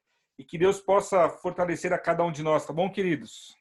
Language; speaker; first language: Portuguese; native; Portuguese